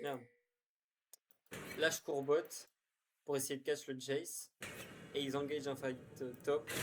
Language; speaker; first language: French; native; French